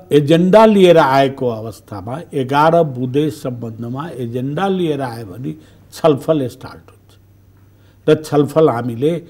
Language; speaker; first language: Nepali; non-native, local second language; Bhojpuri